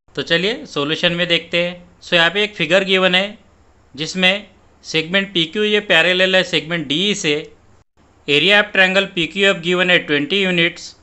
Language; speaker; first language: Hindi; non-native, local second language; Marathi